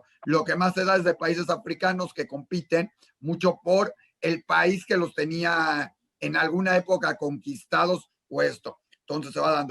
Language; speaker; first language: Spanish; native; Spanish